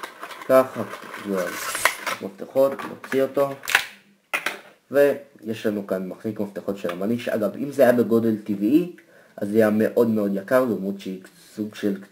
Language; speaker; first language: Hebrew; native; Hebrew